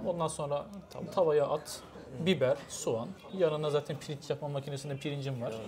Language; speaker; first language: Turkish; native; Turkish